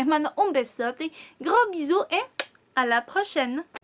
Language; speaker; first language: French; non-native, fluent; Spanish